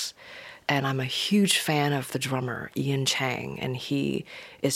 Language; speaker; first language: English; non-native, local second language; Cantonese